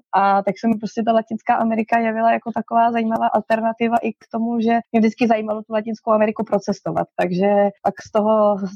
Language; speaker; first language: Czech; native; Czech